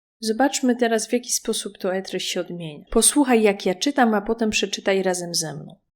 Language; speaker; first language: Polish; native; Polish